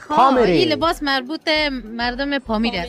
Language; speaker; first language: Persian; native; Persian